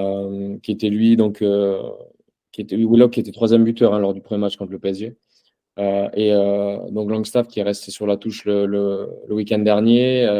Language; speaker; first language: French; native; French